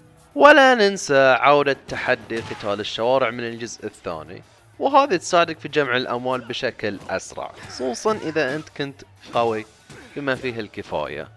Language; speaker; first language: Arabic; native; Arabic